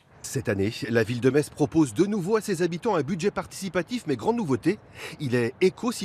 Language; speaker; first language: French; native; French